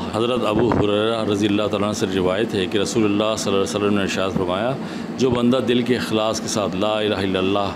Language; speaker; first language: Urdu; native; Urdu